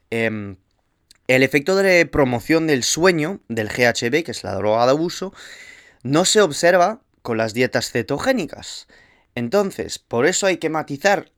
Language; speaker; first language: Spanish; early bilingual, heritage; Spanish